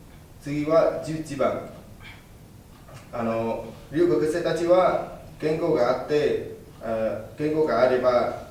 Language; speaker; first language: Japanese; non-native, fluent; Vietnamese